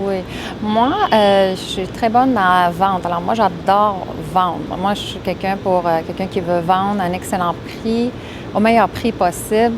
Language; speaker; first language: French; early bilingual, other home language; Arabic